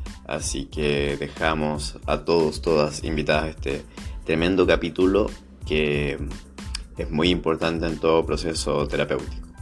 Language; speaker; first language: Spanish; native; Spanish